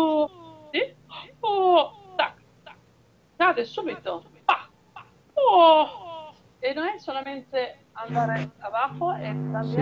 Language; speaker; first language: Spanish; non-native, learner; Italian